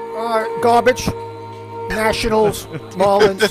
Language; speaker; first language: English; native; English